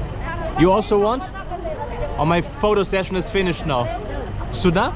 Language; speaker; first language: English; non-native, fluent; German